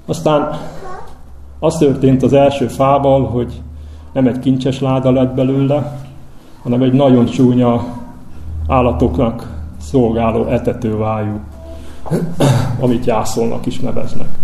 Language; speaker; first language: Hungarian; native; Hungarian